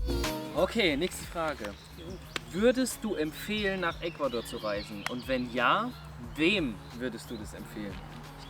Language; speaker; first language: German; native; German